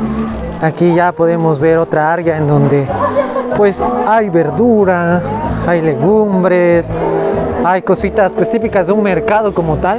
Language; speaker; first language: Spanish; native; Spanish